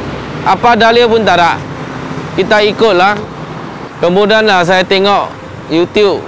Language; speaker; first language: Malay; non-native, local second language; Min Nan Chinese